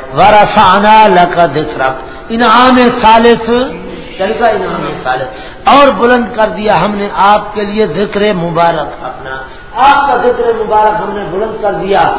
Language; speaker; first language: Urdu; non-native, local second language; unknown